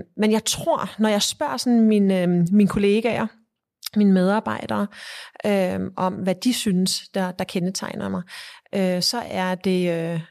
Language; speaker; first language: Danish; early bilingual, heritage; Danish